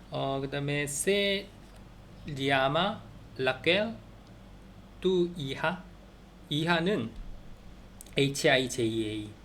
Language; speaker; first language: Spanish; non-native, learner; Korean